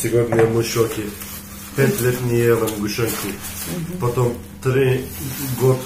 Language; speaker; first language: Russian; non-native, learner; Turkish